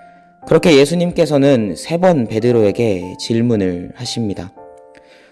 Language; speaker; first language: Korean; native; Korean